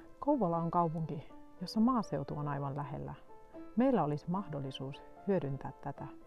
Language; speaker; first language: Finnish; non-native, fluent; English